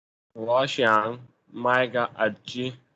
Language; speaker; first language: Chinese; non-native, learner; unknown